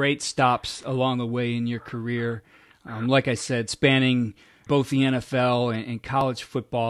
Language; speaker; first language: English; native; English